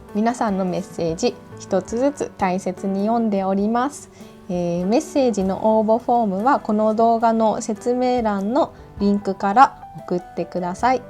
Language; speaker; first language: Japanese; native; Japanese